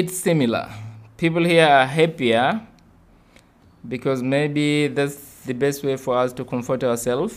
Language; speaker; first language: English; non-native, local second language; Swahili